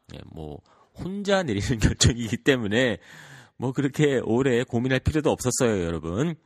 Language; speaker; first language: Korean; early bilingual, heritage; Korean